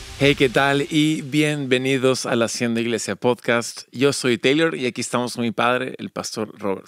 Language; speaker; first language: Spanish; early bilingual, other home language; English